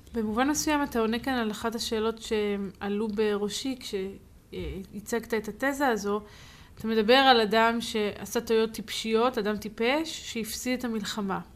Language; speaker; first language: Hebrew; native; Hebrew